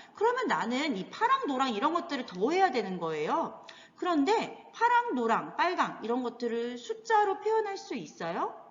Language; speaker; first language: Korean; native; Korean